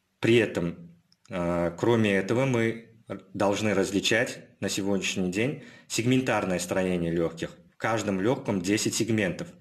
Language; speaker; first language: Russian; non-native, local second language; Uzbek